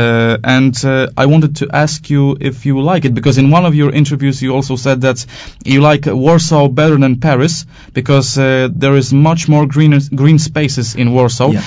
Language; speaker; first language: English; non-native, fluent; Polish